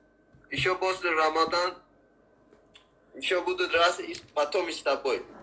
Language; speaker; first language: Russian; non-native, learner; Tajik